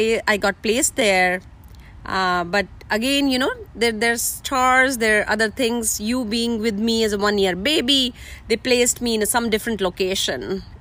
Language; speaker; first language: English; non-native, local second language; Hindi